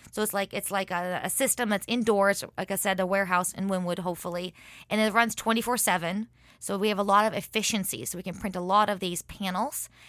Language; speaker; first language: English; early bilingual, other home language; Hebrew